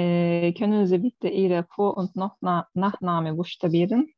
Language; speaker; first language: German; non-native, learner; Turkish